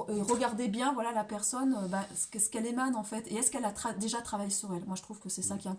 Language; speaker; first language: French; native; French